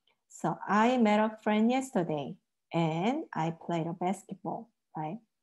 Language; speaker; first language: English; non-native, fluent; Korean